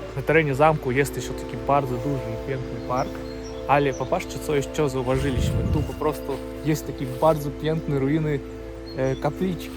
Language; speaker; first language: Polish; non-native, learner; Russian